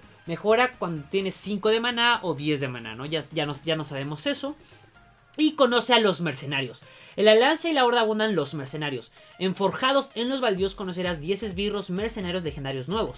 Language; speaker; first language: Spanish; native; Spanish